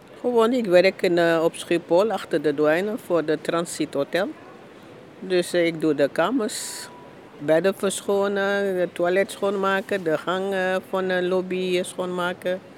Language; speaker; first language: Dutch; non-native, learner; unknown